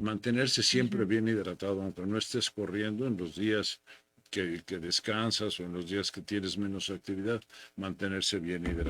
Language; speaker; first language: Spanish; native; Spanish